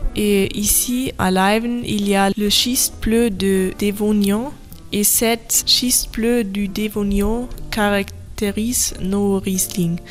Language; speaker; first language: French; non-native, learner; German